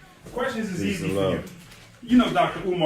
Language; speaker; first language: English; native; English